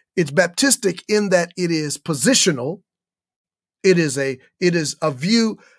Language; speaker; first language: English; native; English